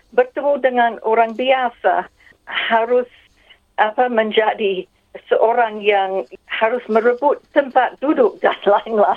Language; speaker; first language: Indonesian; non-native, fluent; English